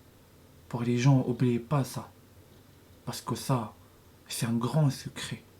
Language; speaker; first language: French; non-native, learner; Arabic